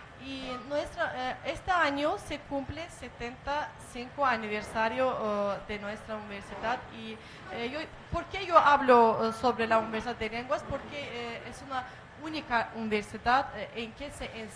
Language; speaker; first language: Spanish; non-native, fluent; Azerbaijani